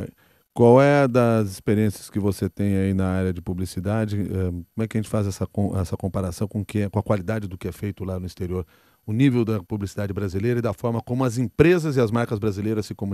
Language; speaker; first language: Portuguese; native; Portuguese